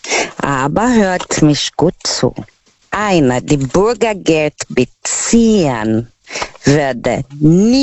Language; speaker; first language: German; non-native, learner; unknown